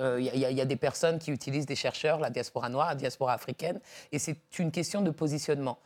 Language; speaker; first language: French; early bilingual, other home language; Dyula